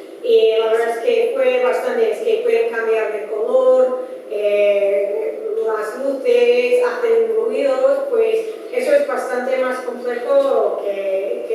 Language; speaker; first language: Spanish; non-native, fluent; Dutch